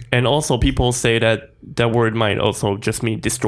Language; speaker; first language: English; non-native, fluent; Chinese